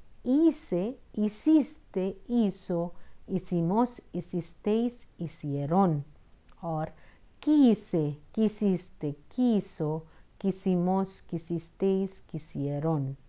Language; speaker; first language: Spanish; non-native, fluent; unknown